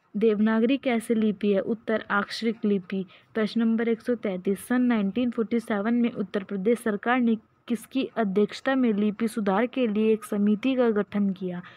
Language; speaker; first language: Hindi; native; Hindi